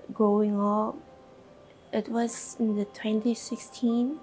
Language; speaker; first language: English; non-native, local second language; Iloko